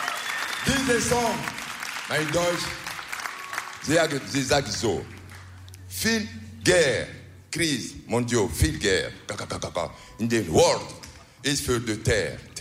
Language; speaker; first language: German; non-native, learner; French